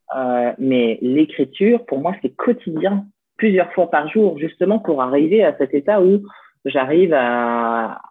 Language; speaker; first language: French; native; French